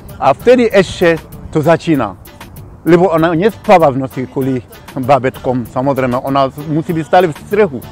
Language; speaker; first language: Slovak; non-native, fluent; Bambara